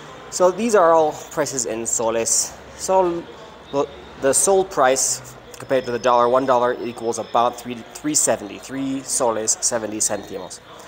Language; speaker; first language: English; native; English